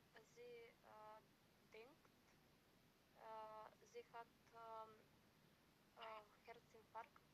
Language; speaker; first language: German; non-native, learner; Macedonian